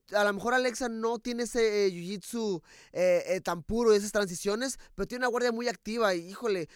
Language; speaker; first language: Spanish; native; Spanish